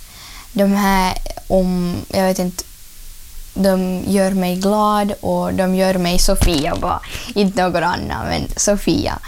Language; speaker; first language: Swedish; non-native, learner; Russian